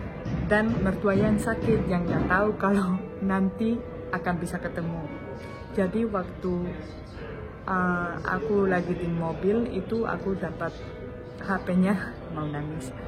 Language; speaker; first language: Indonesian; non-native, fluent; Spanish